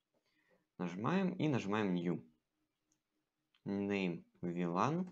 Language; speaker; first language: Russian; native; Russian